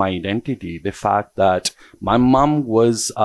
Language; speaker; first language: English; early bilingual, other home language; Portuguese